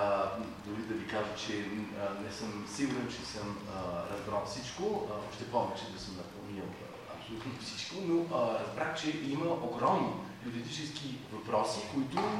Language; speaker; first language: Bulgarian; non-native, fluent; French